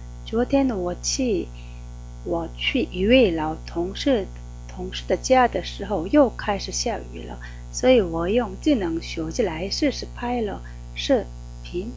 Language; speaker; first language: Chinese; non-native, fluent; Korean